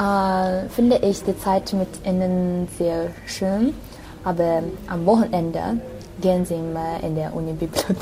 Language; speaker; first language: German; non-native, learner; Chinese